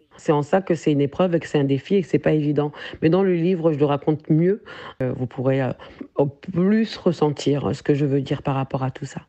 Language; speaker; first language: French; early bilingual, other home language; Soninke